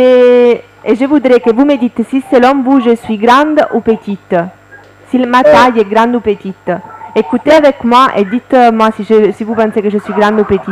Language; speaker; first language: French; non-native, fluent; Italian